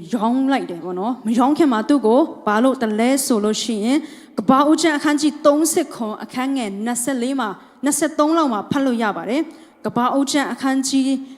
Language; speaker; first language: Burmese; non-native, local second language; Tedim Chin